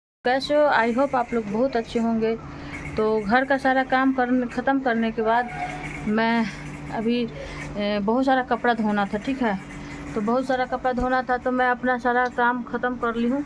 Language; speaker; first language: Hindi; non-native, local second language; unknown